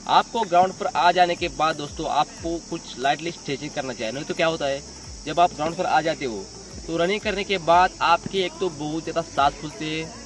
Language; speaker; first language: Hindi; non-native, local second language; Marathi